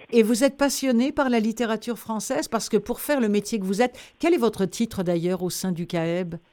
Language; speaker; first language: French; native; French